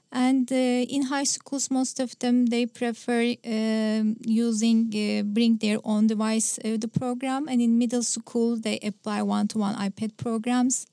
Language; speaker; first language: English; non-native, fluent; Turkish